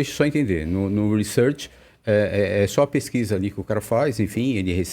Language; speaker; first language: Portuguese; native; Portuguese